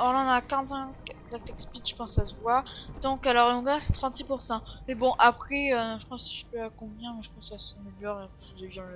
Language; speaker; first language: French; native; French